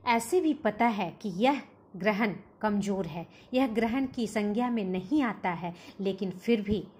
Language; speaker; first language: Hindi; native; Hindi